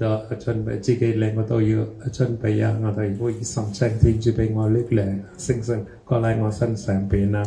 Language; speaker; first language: Cantonese; early bilingual, heritage; Cantonese